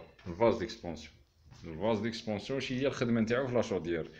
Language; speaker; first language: Arabic; native; Arabic